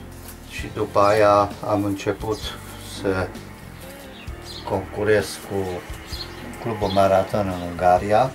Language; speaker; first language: Romanian; non-native, local second language; Hungarian